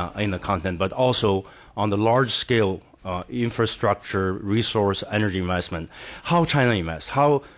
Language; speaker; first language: English; non-native, fluent; Chinese